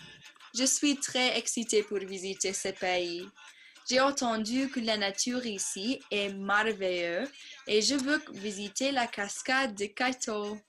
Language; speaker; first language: French; non-native, learner; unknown